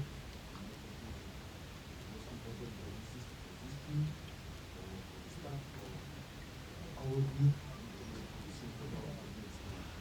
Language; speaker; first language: English; non-native, learner; French